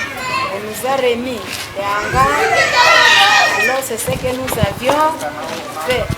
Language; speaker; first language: French; non-native, learner; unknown